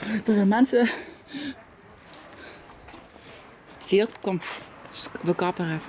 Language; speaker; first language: Dutch; native; Dutch